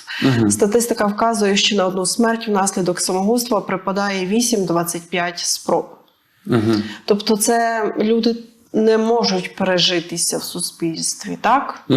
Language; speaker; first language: Ukrainian; native; Ukrainian